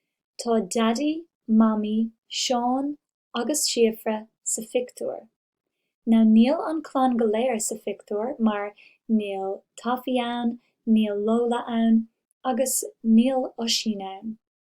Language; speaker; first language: Irish; non-native, local second language; English